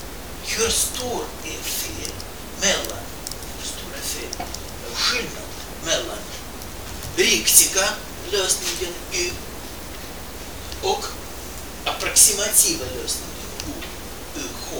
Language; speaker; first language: Swedish; non-native, fluent; Russian